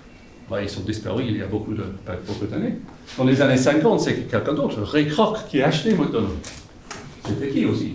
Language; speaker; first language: French; non-native, fluent; English